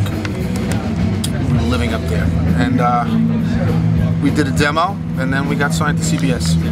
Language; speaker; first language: English; native; English